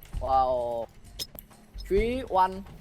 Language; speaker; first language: English; non-native, learner; Vietnamese